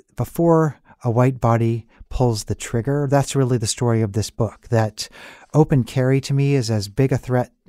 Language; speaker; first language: English; native; English